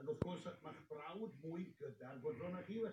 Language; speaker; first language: Welsh; native; Welsh